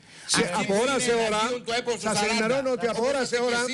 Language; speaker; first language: Greek; native; Greek